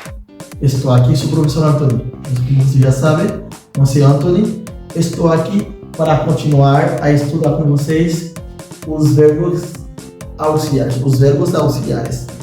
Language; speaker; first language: Portuguese; non-native, learner; Haitian Creole